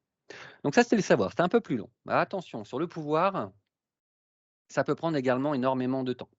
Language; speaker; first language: French; native; French